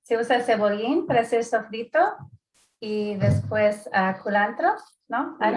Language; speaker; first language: Spanish; early bilingual, heritage; Spanish